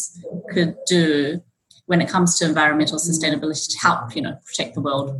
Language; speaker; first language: English; native; English